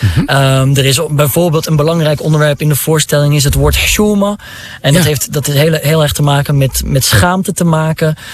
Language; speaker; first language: Dutch; early bilingual, other home language; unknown